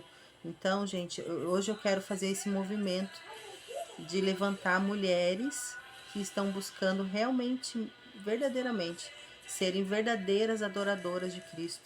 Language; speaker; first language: Portuguese; native; Portuguese